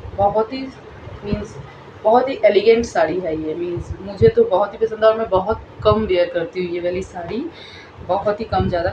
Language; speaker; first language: Hindi; non-native, local second language; Bangla